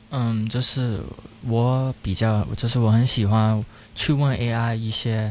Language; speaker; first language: Chinese; non-native, local second language; Cantonese